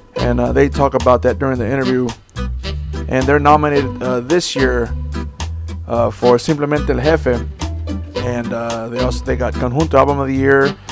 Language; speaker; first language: English; early bilingual, other home language; Spanish